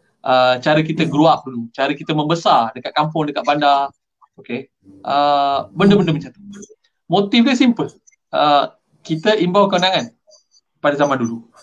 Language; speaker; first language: Malay; non-native, local second language; Tamil